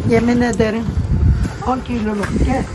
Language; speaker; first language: Turkish; non-native, local second language; Arabic